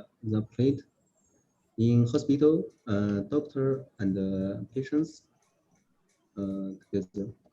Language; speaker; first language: English; non-native, learner; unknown